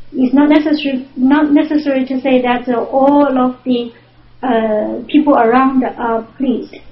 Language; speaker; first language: English; non-native, fluent; Chinese